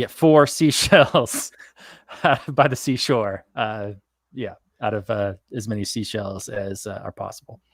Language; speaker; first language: English; native; English